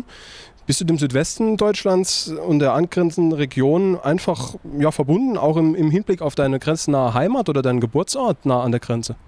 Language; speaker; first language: German; native; German